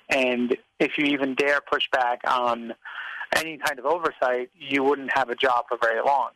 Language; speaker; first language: English; native; English